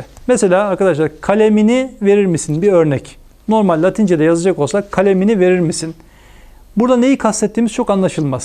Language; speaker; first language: Turkish; native; Turkish